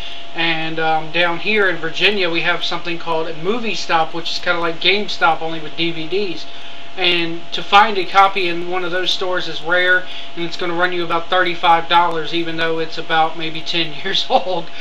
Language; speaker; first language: English; native; English